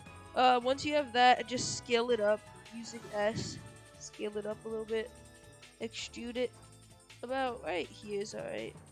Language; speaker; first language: English; native; English